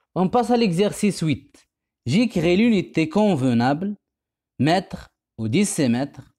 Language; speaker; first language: French; non-native, local second language; Arabic